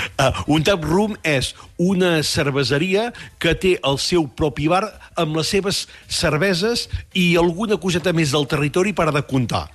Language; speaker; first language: Catalan; native; Catalan